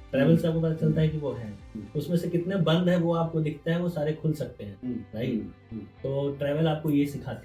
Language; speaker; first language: Hindi; native; Hindi